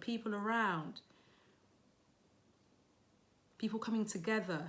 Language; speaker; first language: English; native; English